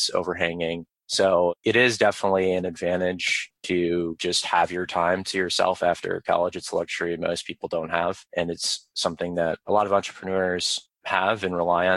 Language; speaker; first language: English; native; English